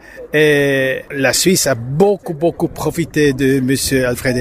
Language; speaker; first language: French; non-native, local second language; German